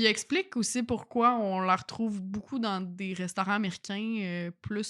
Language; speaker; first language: French; native; French